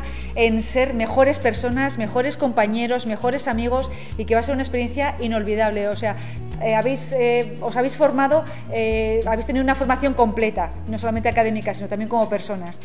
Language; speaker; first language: Spanish; native; Spanish